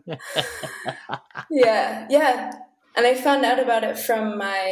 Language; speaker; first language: English; native; English